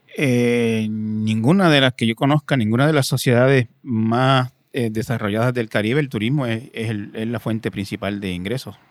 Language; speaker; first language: Spanish; native; Spanish